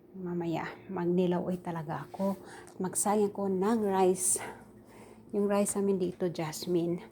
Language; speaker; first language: Filipino; native; Filipino